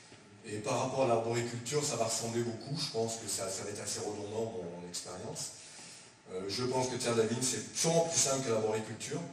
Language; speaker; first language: French; native; French